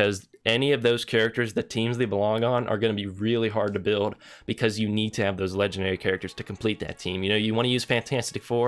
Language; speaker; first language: English; native; English